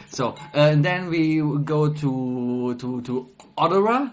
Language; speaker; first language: English; non-native, fluent; German